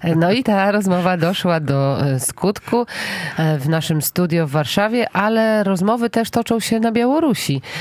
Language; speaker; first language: Polish; native; Polish